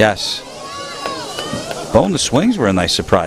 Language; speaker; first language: English; native; English